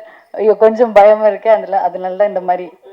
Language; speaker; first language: Tamil; non-native, learner; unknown